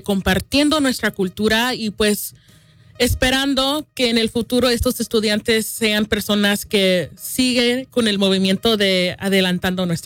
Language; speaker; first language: Spanish; early bilingual, heritage; Spanish